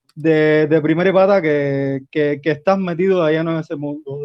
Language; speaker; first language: Spanish; native; Spanish